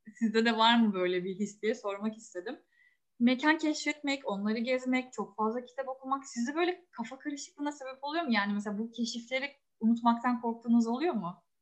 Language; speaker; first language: Turkish; native; Turkish